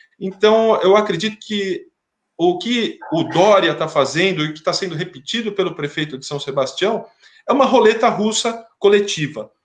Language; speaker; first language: Portuguese; native; Portuguese